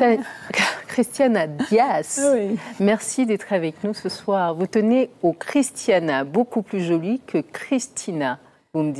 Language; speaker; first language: French; native; French